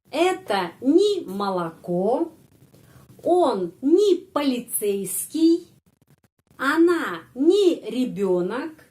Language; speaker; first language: Russian; non-native, fluent; Indonesian